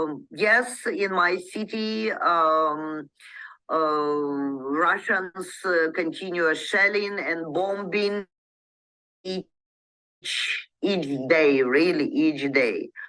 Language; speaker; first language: English; non-native, learner; Ukrainian